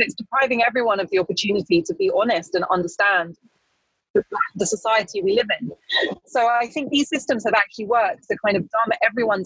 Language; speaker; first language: English; native; English